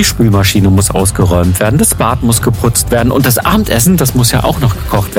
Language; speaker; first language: German; native; German